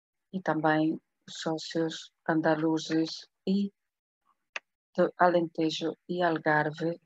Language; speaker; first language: Spanish; non-native, fluent; Portuguese